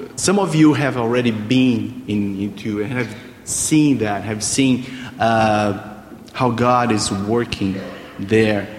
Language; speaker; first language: English; non-native, fluent; Portuguese